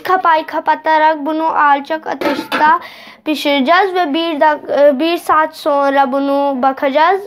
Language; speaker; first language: Turkish; non-native, learner; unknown